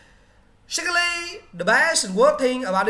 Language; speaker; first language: English; non-native, learner; Vietnamese